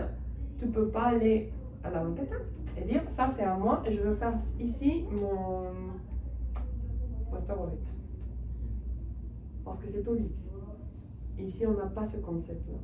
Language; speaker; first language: French; non-native, fluent; Spanish